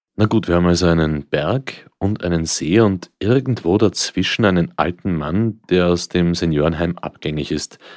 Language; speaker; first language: German; native; German